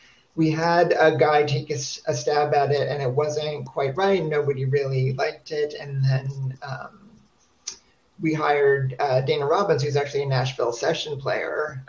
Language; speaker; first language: English; native; English